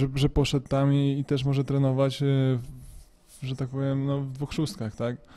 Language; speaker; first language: Polish; native; Polish